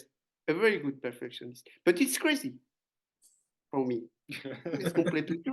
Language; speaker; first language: English; non-native, learner; French